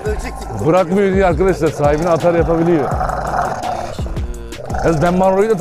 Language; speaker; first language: Turkish; native; Turkish